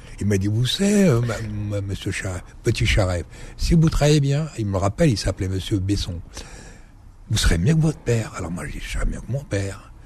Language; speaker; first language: French; early bilingual, other home language; Arabic